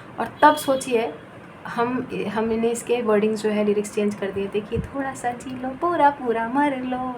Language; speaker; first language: Hindi; non-native, local second language; Bangla